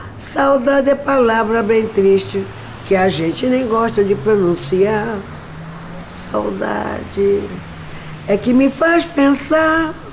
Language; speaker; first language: Portuguese; native; Portuguese